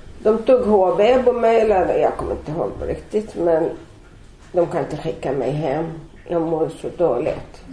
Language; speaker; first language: Swedish; non-native, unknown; Arabic